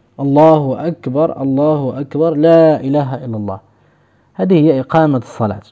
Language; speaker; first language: Arabic; native; Arabic